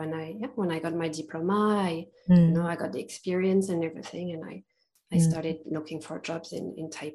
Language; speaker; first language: English; non-native, fluent; French